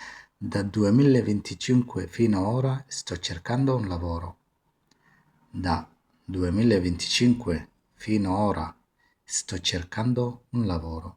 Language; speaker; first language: Italian; non-native, fluent; Somali